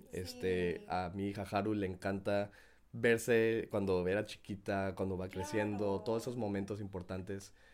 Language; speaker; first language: Spanish; native; Spanish